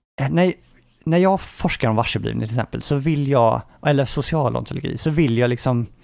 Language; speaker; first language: Swedish; native; Swedish